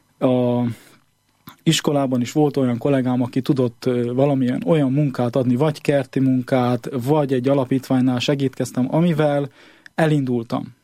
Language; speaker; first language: Hungarian; native; Hungarian